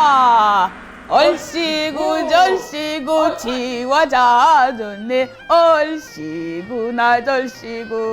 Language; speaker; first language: Korean; non-native, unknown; French